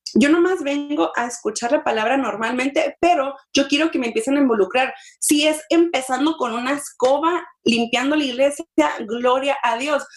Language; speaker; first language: Spanish; early bilingual, heritage; Spanish